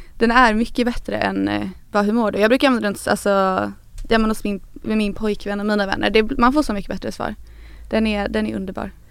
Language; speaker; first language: Swedish; native; Swedish